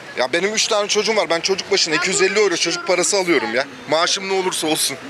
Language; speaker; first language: Turkish; native; Turkish